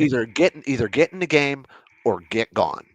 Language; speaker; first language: English; native; English